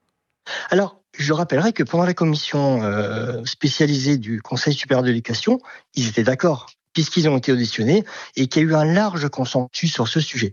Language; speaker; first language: French; native; French